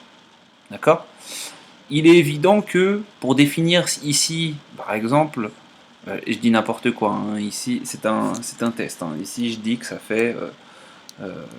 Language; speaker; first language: French; native; French